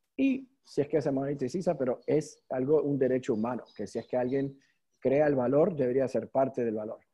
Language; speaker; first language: Spanish; early bilingual, heritage; Spanish